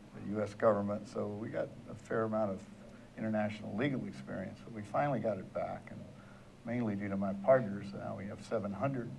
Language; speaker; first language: English; native; English